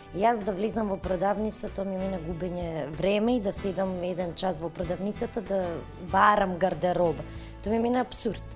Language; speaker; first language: Macedonian; native; Macedonian